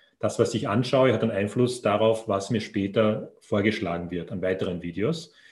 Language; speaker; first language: German; native; German